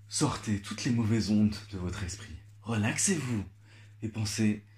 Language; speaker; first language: French; non-native, local second language; Arabic